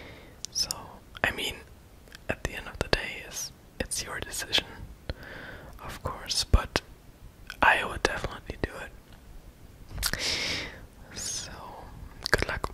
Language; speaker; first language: English; non-native, fluent; German